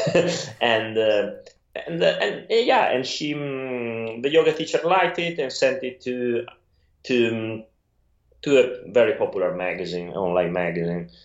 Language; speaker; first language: English; non-native, fluent; Italian